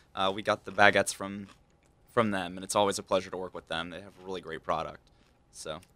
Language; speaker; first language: English; native; English